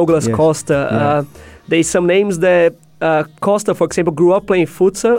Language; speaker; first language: English; non-native, fluent; Portuguese